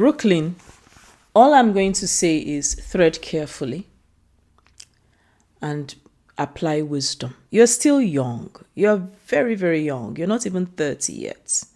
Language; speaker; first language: English; non-native, local second language; Igbo